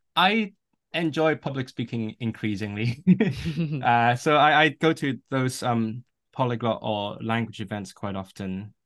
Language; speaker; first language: English; non-native, local second language; Cantonese